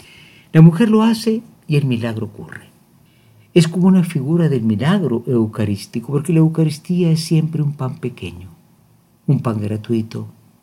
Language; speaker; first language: Spanish; native; Spanish